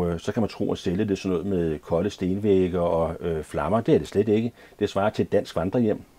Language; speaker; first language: Danish; native; Danish